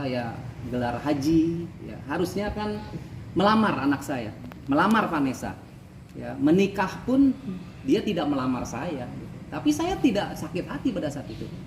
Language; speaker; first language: Indonesian; native; Indonesian